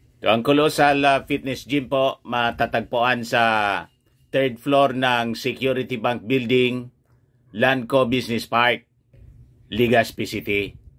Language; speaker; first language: Filipino; native; Filipino